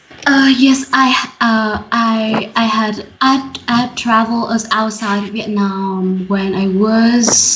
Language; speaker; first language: English; non-native, learner; Vietnamese